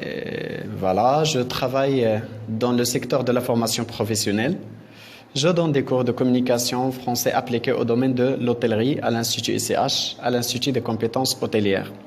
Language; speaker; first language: French; non-native, local second language; Arabic